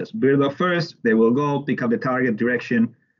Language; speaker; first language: English; non-native, fluent; Spanish